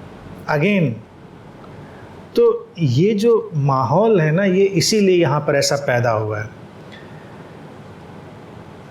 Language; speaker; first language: Hindi; native; Hindi